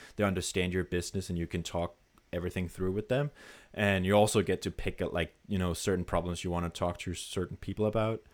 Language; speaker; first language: English; non-native, fluent; Danish